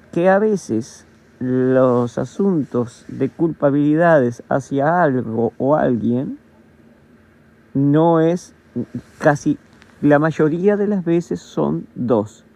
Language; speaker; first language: Spanish; native; Spanish